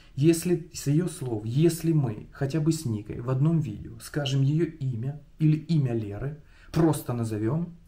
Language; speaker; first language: Russian; non-native, local second language; Ukrainian